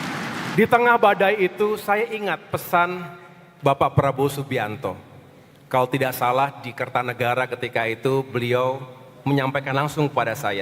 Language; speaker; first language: Indonesian; native; Indonesian